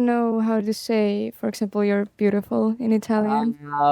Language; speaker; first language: English; non-native, fluent; Estonian